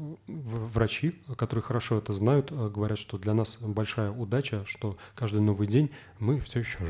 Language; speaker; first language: Russian; native; Russian